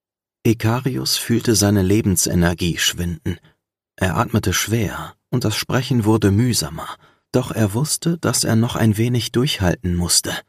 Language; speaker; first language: German; native; German